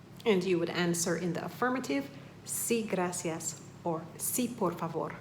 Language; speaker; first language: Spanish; non-native, fluent; English